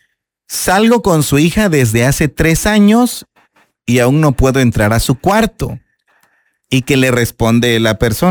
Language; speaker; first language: Spanish; native; Spanish